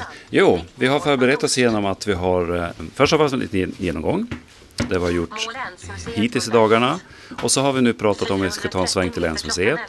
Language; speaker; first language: Swedish; native; Swedish